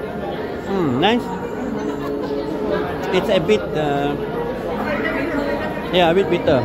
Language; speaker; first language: English; non-native, local second language; Malay